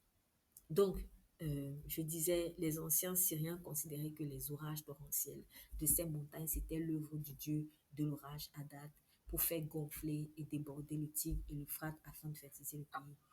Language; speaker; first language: French; native; French